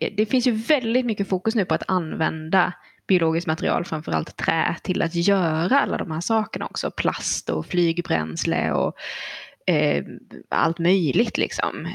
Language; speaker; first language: Swedish; native; Swedish